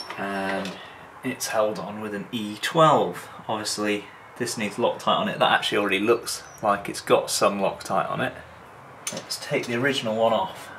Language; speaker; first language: English; native; English